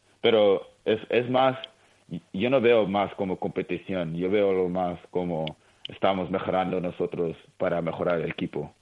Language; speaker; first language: Spanish; early bilingual, heritage; Spanish